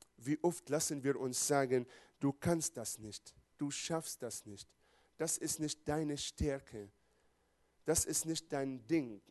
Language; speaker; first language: German; non-native, fluent; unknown